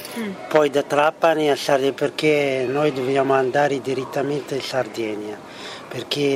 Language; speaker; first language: Italian; non-native, fluent; Arabic